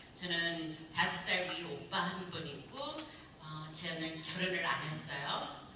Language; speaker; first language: Korean; early bilingual, other home language; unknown